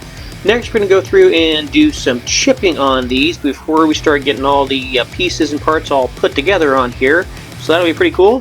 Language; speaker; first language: English; native; English